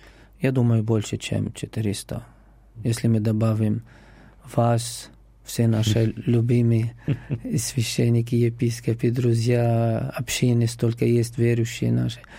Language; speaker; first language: Russian; non-native, learner; Arabic